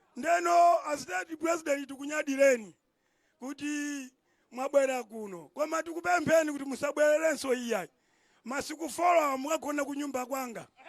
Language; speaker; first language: Nyanja; non-native, local second language; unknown